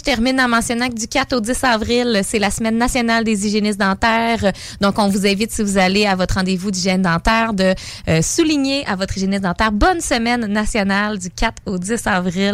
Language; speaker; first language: French; native; French